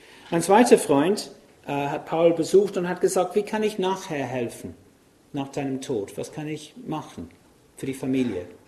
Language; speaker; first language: German; non-native, fluent; English